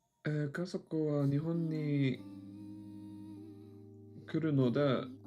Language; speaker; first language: Japanese; non-native, learner; English